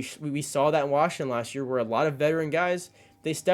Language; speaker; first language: English; native; English